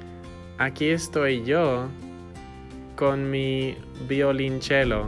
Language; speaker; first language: Spanish; non-native, fluent; English